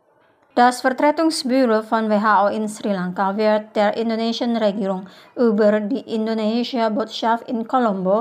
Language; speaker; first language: German; non-native, fluent; Indonesian